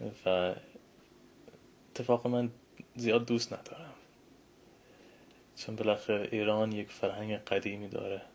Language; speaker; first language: Persian; early bilingual, heritage; Persian